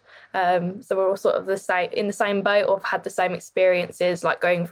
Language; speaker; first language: English; native; English